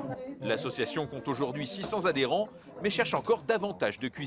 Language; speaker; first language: French; native; French